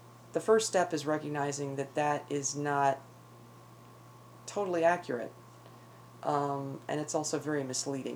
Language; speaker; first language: English; native; English